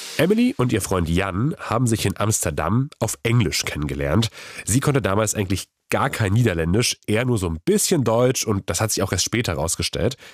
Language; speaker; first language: German; non-native, fluent; Polish